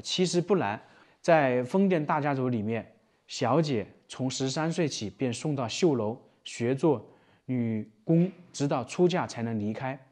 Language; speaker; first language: Chinese; native; Chinese